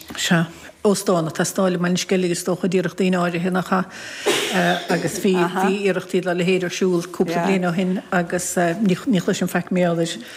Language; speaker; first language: Irish; native; Irish